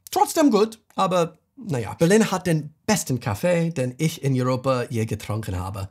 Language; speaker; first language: German; non-native, fluent; English